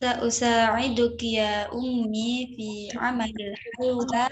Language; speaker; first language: Arabic; non-native, learner; Indonesian